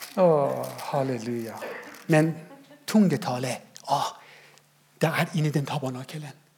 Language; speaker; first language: Norwegian; non-native, fluent; Persian